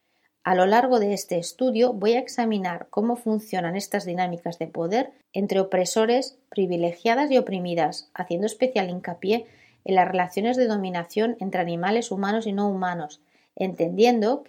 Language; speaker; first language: Spanish; native; Spanish